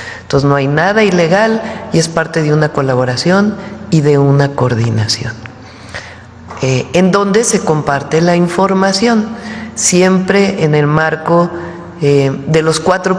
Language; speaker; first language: Spanish; native; Spanish